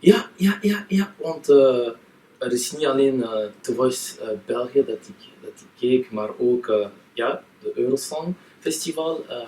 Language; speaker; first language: Dutch; non-native, local second language; French